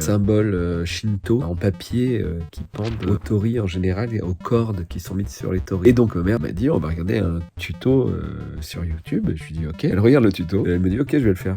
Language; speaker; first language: French; native; French